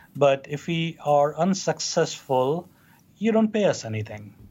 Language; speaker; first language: English; non-native, local second language; Hindi